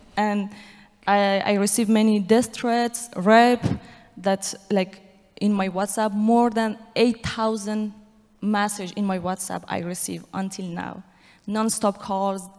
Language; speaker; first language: English; non-native, fluent; Persian